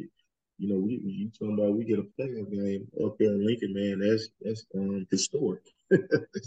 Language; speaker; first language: English; native; English